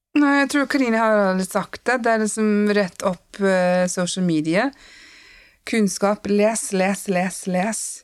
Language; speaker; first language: Norwegian; non-native, fluent; English